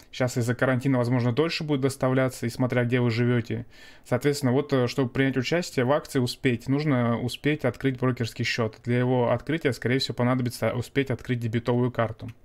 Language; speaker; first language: Russian; native; Russian